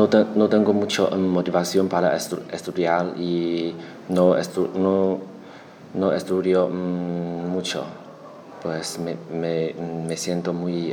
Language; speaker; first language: Spanish; non-native, learner; Chinese